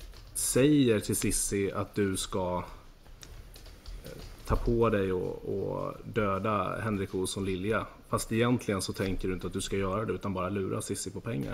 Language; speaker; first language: Swedish; native; Swedish